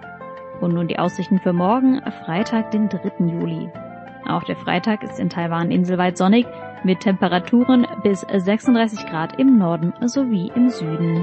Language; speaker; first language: German; native; German